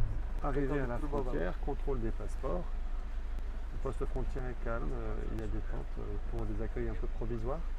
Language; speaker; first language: French; native; French